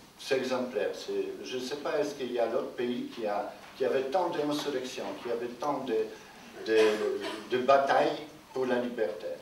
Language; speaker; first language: French; non-native, fluent; Polish